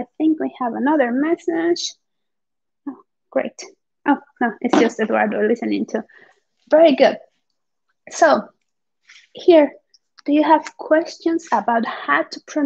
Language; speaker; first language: English; non-native, fluent; Spanish